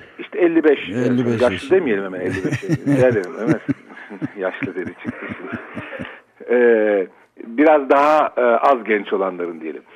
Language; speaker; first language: Turkish; native; Turkish